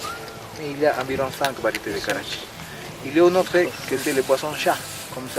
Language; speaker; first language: French; non-native, learner; Spanish